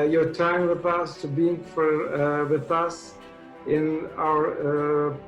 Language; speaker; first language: English; non-native, fluent; Albanian